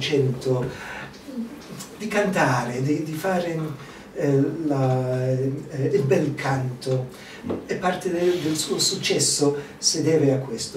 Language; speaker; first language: Italian; non-native, fluent; English